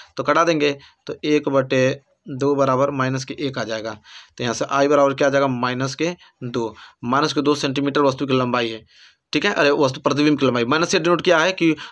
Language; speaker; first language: Hindi; native; Hindi